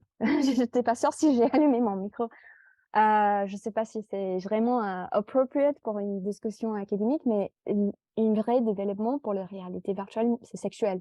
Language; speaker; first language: French; non-native, fluent; English